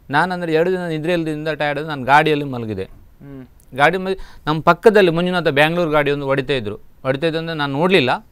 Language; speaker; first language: Kannada; native; Kannada